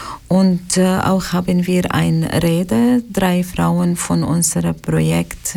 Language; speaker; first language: German; non-native, learner; Arabic